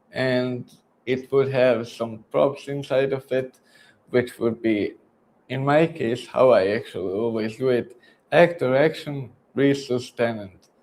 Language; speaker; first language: English; non-native, fluent; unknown